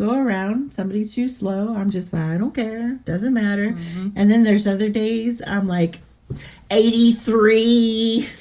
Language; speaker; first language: English; native; English